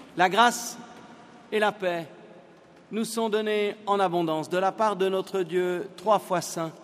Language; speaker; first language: French; native; French